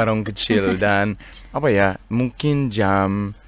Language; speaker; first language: Indonesian; non-native, learner; Danish